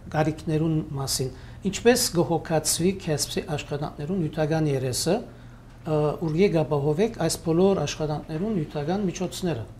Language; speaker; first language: Armenian; native; Armenian